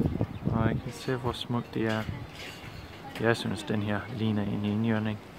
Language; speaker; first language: Danish; non-native, fluent; English